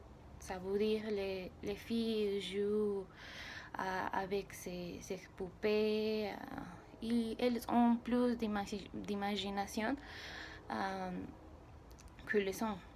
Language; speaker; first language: French; non-native, learner; Spanish